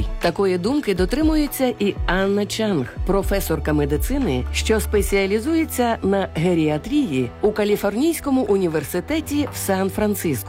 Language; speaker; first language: Ukrainian; native; Ukrainian